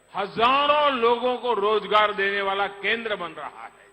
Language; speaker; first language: Hindi; non-native, local second language; Gujarati